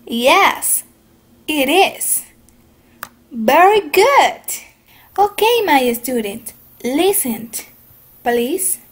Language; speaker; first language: English; non-native, fluent; Spanish